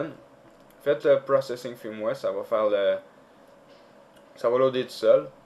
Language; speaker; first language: French; native; French